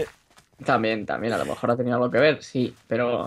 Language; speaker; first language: Spanish; native; Spanish